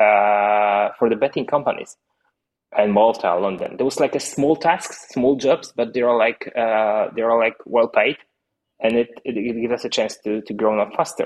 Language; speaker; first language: English; non-native, fluent; Polish